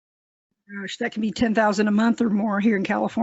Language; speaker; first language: English; native; English